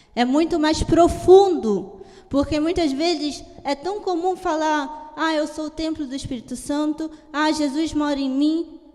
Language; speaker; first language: Portuguese; early bilingual, heritage; Italian